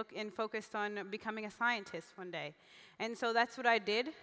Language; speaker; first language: English; native; English